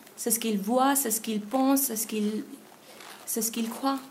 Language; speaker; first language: French; non-native, fluent; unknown